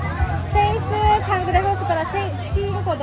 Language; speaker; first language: Spanish; non-native, learner; Japanese